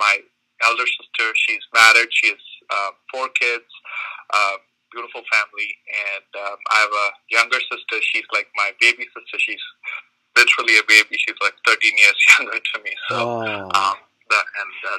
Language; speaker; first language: English; non-native, local second language; Malayalam